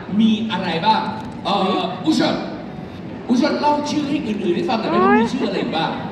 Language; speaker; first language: Thai; native; Thai